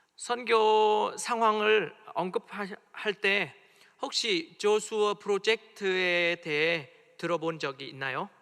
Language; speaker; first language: Korean; non-native, fluent; Vietnamese